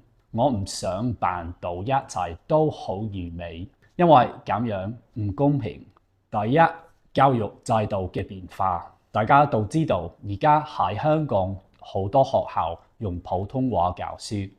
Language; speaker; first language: Cantonese; non-native, fluent; English